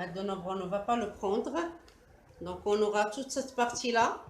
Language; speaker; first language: French; non-native, local second language; Arabic